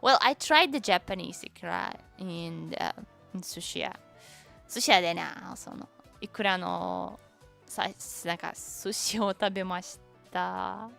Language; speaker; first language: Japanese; non-native, learner; Russian